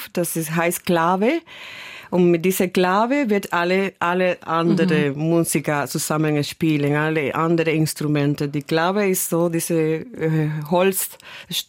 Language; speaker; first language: German; non-native, learner; Spanish